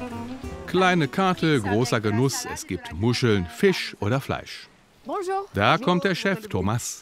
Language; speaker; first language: German; native; German